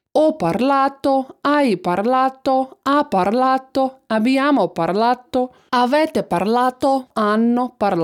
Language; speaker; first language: Italian; non-native, fluent; Russian